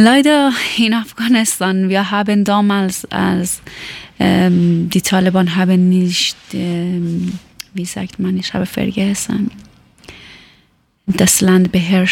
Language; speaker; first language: German; non-native, learner; Persian